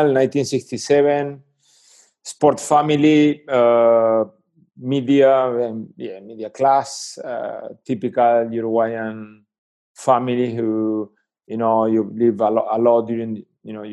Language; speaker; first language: English; non-native, fluent; Spanish